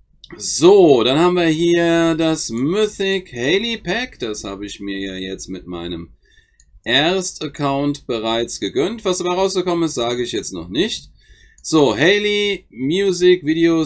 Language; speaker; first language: German; native; German